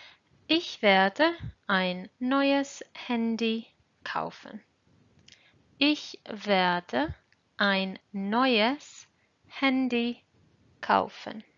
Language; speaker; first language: German; non-native, fluent; English